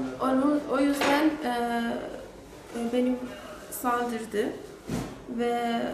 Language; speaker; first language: Turkish; non-native, learner; Persian